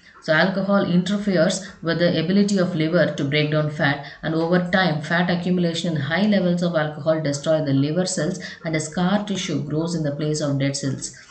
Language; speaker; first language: English; non-native, local second language; Tamil